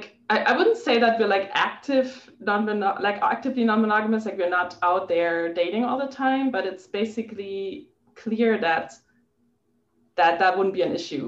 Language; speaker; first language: English; non-native, fluent; German